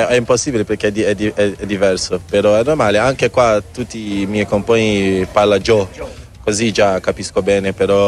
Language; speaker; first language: Italian; non-native, learner; Portuguese